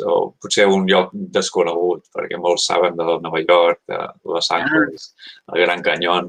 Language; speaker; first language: Catalan; non-native, learner; English